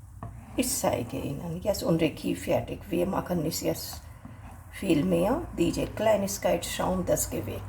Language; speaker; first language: German; non-native, learner; Hindi